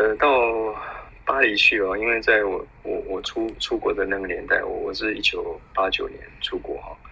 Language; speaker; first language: Chinese; native; Chinese